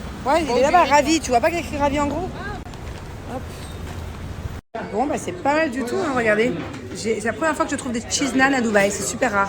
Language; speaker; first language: French; native; French